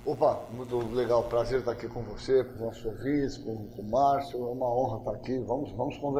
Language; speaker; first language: Portuguese; native; Portuguese